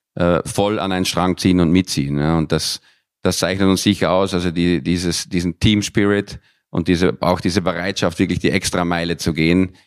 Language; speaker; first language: German; early bilingual, other home language; Dutch